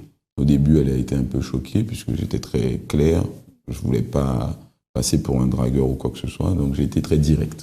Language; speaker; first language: French; native; French